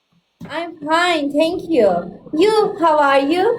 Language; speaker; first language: English; non-native, learner; Turkish